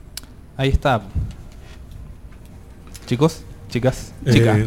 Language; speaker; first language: Spanish; native; Spanish